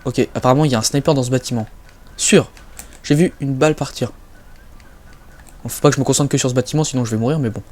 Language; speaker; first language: French; native; French